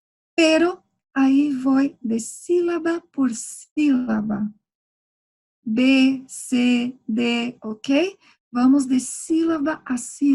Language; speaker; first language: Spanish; non-native, fluent; Portuguese